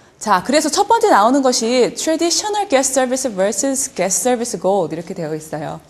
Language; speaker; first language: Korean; early bilingual, heritage; Korean